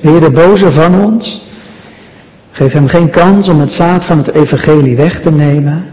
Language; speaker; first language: Dutch; native; Dutch